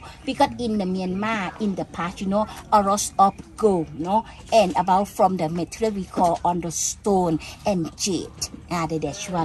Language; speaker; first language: English; non-native, learner; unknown